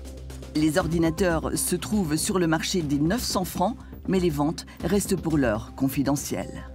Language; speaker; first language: French; native; French